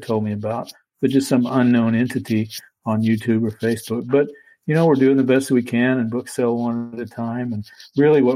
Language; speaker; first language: English; native; English